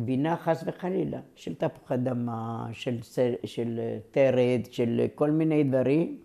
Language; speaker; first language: Hebrew; non-native, local second language; Ladino